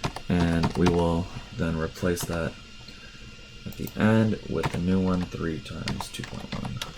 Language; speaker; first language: English; native; English